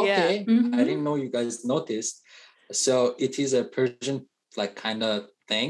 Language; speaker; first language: English; non-native, fluent; Persian